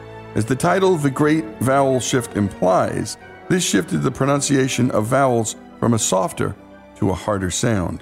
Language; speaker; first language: English; native; English